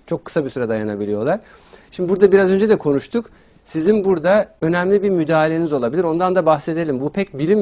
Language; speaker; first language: Turkish; native; Turkish